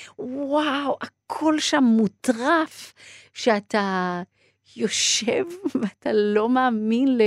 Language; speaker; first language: Hebrew; early bilingual, other home language; Persian